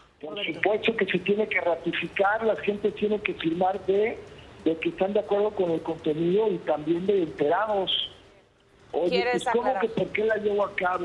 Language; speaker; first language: Spanish; native; Spanish